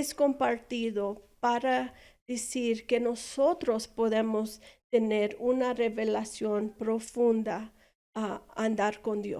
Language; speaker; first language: Spanish; non-native, fluent; English